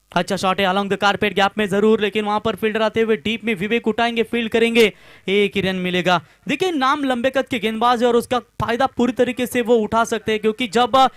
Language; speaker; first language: Hindi; non-native, local second language; Marathi